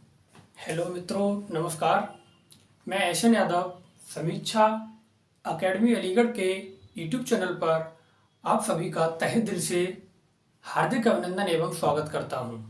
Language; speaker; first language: Hindi; native; Hindi